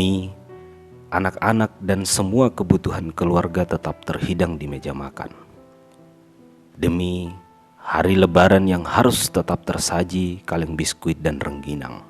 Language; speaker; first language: Indonesian; native; Indonesian